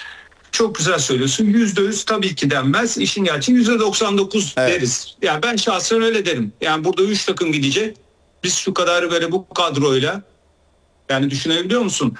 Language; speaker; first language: Turkish; native; Turkish